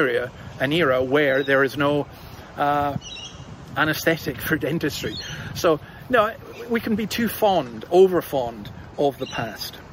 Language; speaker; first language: English; native; English